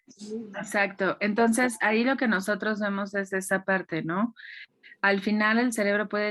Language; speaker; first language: Spanish; native; Spanish